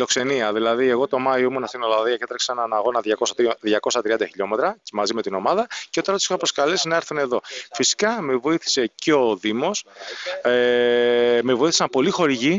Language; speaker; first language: Greek; native; Greek